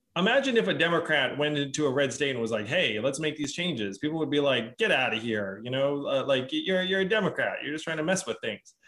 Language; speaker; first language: English; native; English